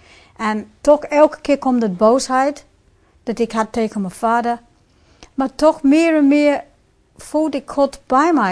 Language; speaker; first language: Dutch; non-native, fluent; English